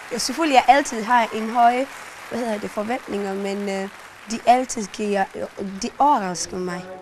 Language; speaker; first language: Danish; non-native, fluent; Swahili